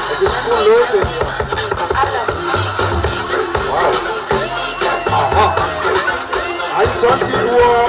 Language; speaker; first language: German; non-native, learner; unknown